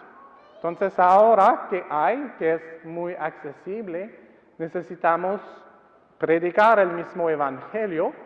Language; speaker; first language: Spanish; non-native, fluent; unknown